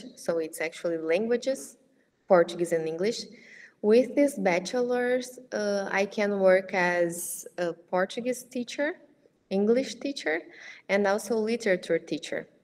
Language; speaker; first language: English; non-native, fluent; Portuguese